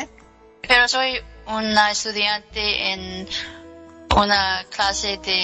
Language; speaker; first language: Spanish; non-native, learner; English